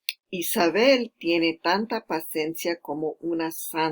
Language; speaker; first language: Spanish; non-native, fluent; English